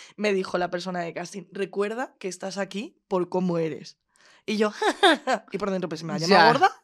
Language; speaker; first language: Spanish; native; Spanish